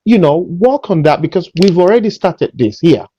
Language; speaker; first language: English; non-native, local second language; Yoruba